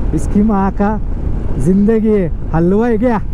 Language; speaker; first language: Hindi; non-native, local second language; Marathi